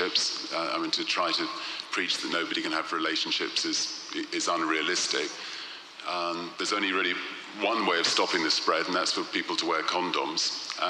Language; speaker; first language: English; native; English